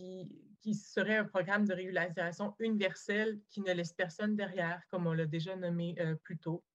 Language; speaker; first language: French; native; French